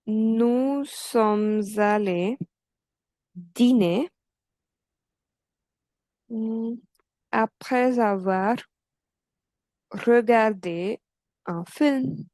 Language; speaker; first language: French; non-native, fluent; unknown